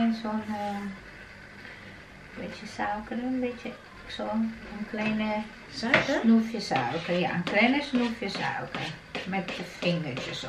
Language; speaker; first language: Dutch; non-native, learner; Italian